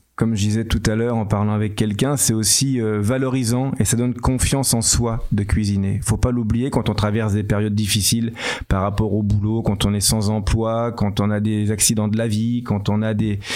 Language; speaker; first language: French; native; French